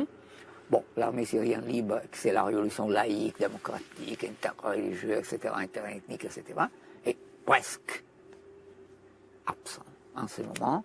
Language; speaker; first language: French; non-native, fluent; Italian